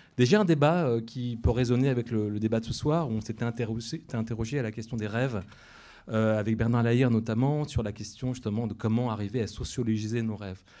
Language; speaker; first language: French; native; French